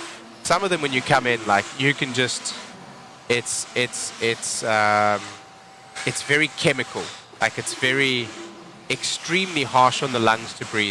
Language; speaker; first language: English; native; English